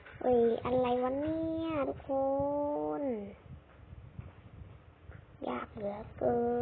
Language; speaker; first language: Thai; native; Thai